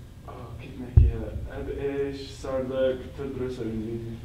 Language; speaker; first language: Arabic; non-native, learner; English